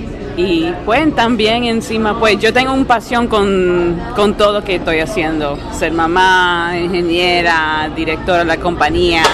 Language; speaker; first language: Spanish; early bilingual, heritage; English